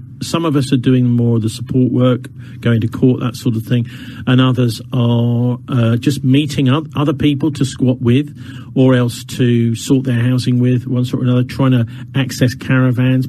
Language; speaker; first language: English; native; English